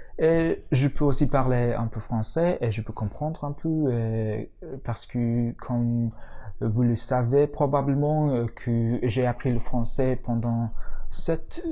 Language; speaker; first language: French; non-native, learner; Mongolian